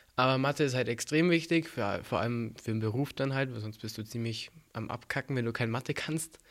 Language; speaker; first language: German; native; German